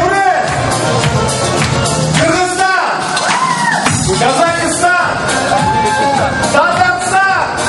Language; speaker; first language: Turkish; non-native, learner; Tatar